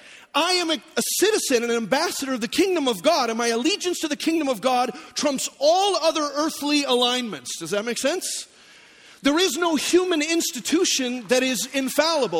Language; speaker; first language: English; native; English